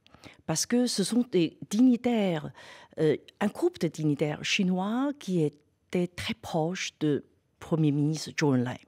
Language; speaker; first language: French; non-native, fluent; Chinese